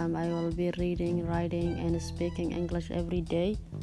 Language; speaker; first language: English; non-native, learner; Somali